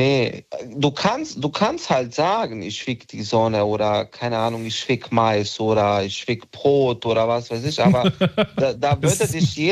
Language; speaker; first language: German; non-native, local second language; Bosnian